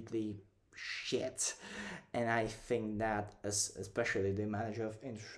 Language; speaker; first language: English; non-native, fluent; Czech